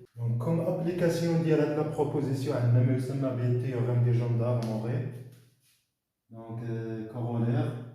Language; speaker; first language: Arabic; native; Arabic